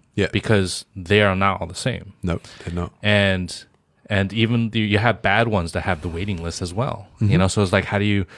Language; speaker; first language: English; native; English